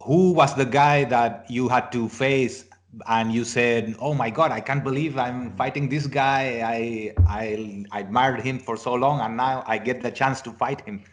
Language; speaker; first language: English; non-native, fluent; Spanish